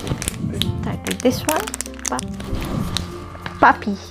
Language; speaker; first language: English; non-native, local second language; Filipino